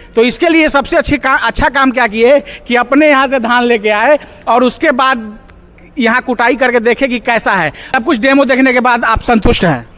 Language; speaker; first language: Hindi; native; Hindi